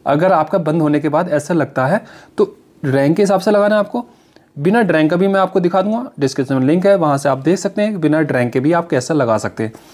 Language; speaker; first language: Hindi; native; Hindi